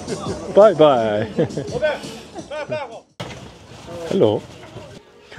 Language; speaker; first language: English; non-native, learner; Korean